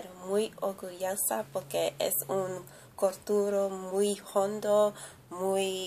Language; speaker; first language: Spanish; early bilingual, heritage; English